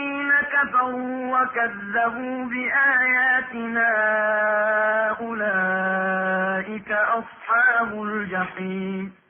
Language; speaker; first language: Arabic; native; Arabic